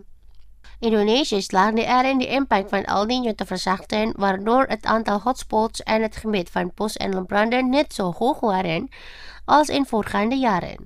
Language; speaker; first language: Dutch; non-native, fluent; Indonesian